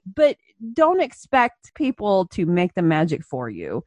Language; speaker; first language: English; native; English